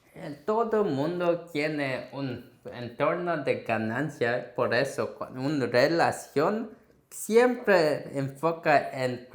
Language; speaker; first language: Spanish; non-native, fluent; Korean